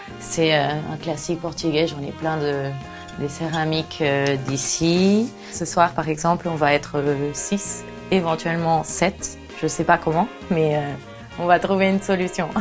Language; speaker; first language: French; non-native, fluent; Portuguese